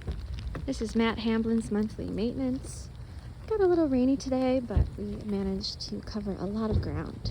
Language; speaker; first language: English; native; English